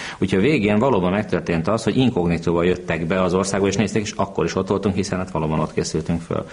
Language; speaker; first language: Hungarian; native; Hungarian